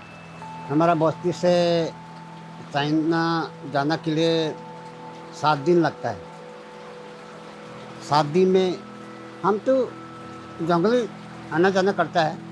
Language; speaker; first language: Hindi; non-native, local second language; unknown